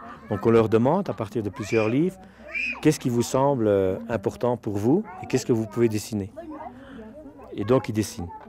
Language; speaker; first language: French; native; French